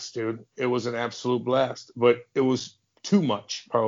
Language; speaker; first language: English; native; English